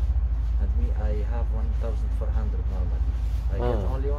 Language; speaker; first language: English; non-native, learner; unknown